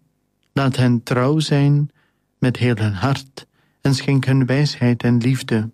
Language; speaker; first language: Dutch; native; Dutch